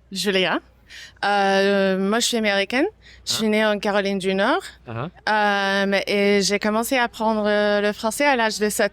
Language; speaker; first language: French; non-native, fluent; English